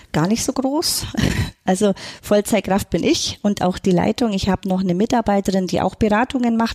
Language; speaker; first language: German; native; German